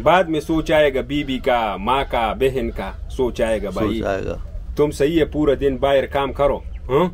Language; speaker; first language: Hindi; non-native, local second language; Pashto